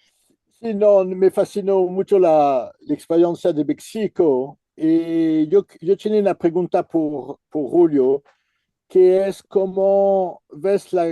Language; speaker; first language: Spanish; non-native, fluent; French